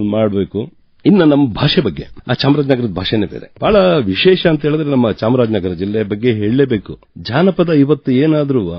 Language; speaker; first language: Kannada; native; Kannada